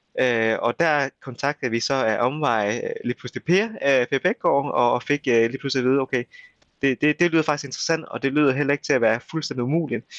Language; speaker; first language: Danish; early bilingual, other home language; Vietnamese